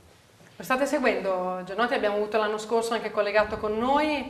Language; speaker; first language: Italian; native; Italian